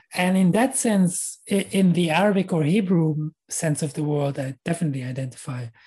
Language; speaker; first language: English; non-native, fluent; Hebrew